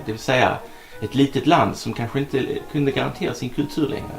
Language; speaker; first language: Swedish; native; Swedish